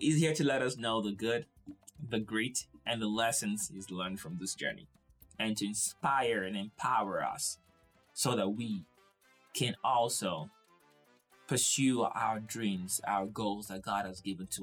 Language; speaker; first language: English; non-native, local second language; Yoruba